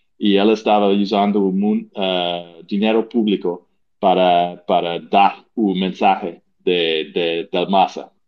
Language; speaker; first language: Portuguese; non-native, learner; English